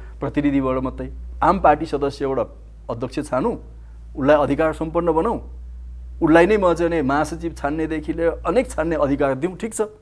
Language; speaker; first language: Nepali; native; Nepali